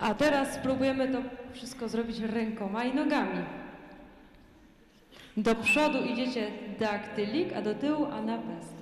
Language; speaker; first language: Polish; native; Polish